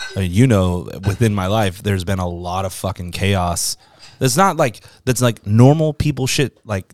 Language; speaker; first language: English; native; English